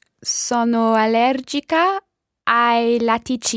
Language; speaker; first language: Italian; non-native, learner; English